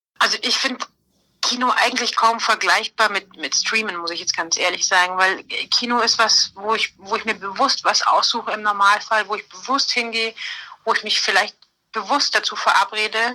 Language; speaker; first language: German; native; German